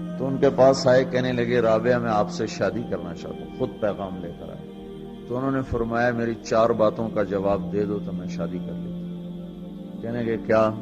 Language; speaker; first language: Urdu; non-native, local second language; Punjabi